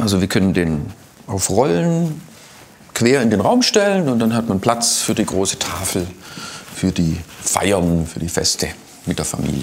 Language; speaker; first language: German; native; German